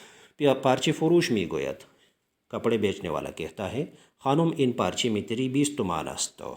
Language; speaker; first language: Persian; non-native, fluent; Urdu